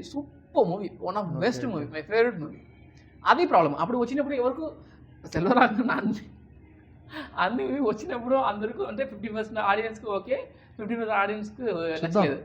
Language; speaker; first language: Telugu; non-native, local second language; Tamil